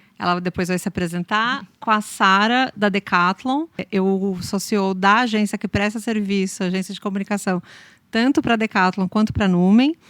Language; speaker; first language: Portuguese; native; Portuguese